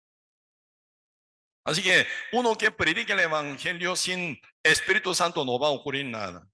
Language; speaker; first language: Spanish; non-native, learner; Korean